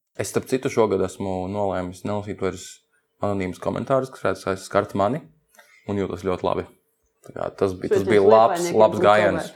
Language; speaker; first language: Latvian; native; Latvian